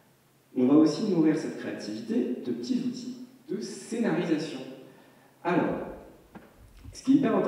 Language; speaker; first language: French; native; French